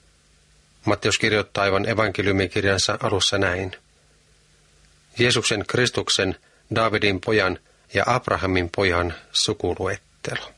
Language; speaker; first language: Finnish; native; Finnish